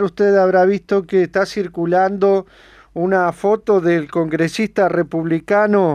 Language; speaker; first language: Spanish; native; Spanish